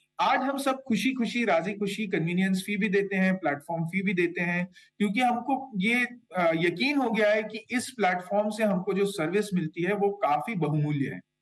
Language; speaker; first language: Hindi; non-native, local second language; Kannada